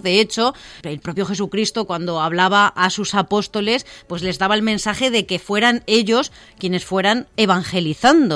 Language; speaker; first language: Spanish; native; Spanish